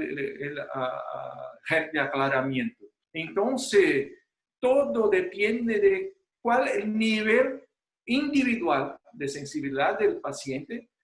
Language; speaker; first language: Spanish; non-native, fluent; Portuguese